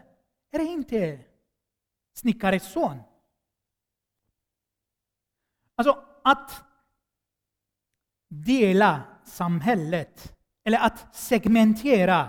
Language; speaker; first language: Swedish; non-native, fluent; Armenian